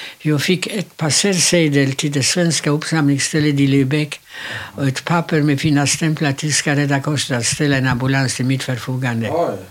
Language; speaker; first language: Swedish; non-native, fluent; Polish